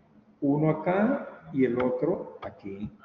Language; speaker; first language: Spanish; native; Spanish